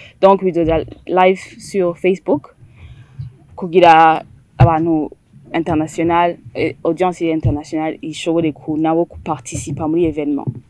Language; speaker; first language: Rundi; early bilingual, heritage; Rundi